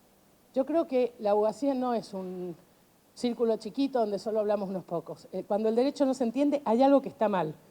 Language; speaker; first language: Spanish; native; Spanish